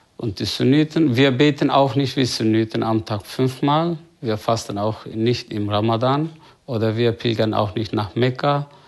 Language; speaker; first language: German; non-native, fluent; Turkish